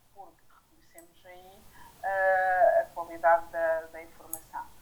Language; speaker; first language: Portuguese; non-native, fluent; French